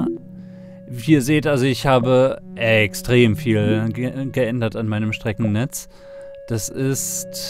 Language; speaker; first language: German; native; German